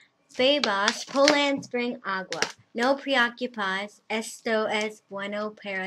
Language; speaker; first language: Spanish; non-native, learner; English